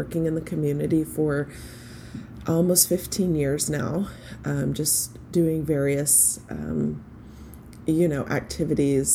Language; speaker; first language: English; native; English